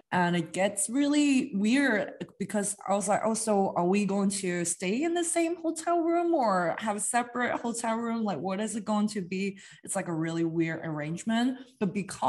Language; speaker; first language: English; non-native, local second language; Cantonese